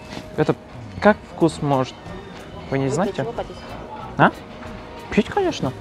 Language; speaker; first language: Russian; non-native, local second language; Kazakh